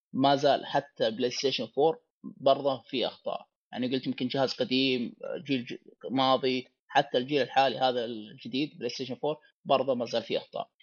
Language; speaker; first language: Arabic; native; Arabic